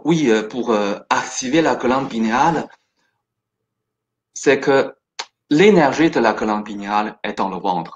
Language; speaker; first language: French; non-native, fluent; Chinese